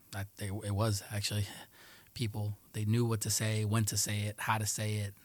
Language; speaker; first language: English; early bilingual, other home language; Spanish